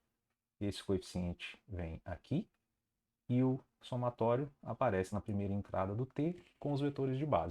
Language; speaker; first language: Portuguese; native; Portuguese